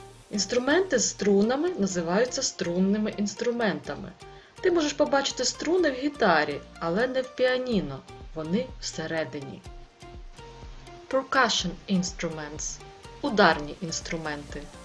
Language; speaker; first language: Ukrainian; native; Ukrainian